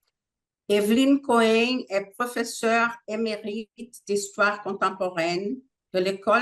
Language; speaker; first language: French; non-native, fluent; Portuguese